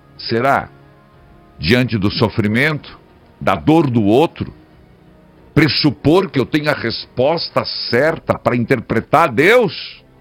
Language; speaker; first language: Portuguese; native; Portuguese